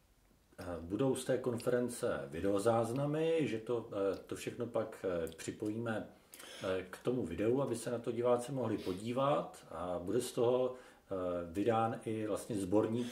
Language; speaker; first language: Czech; native; Czech